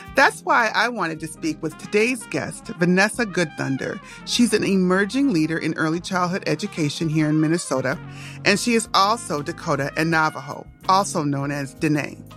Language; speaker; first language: English; native; English